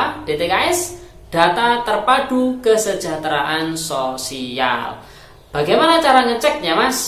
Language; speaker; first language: Indonesian; native; Indonesian